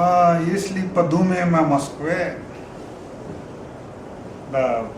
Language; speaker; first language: Russian; non-native, learner; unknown